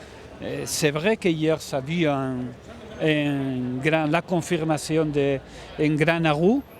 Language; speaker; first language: French; non-native, learner; Spanish